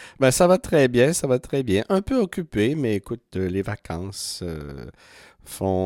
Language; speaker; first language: French; native; French